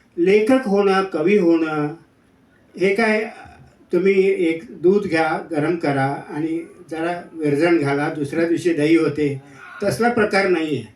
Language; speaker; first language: Marathi; non-native, local second language; Kannada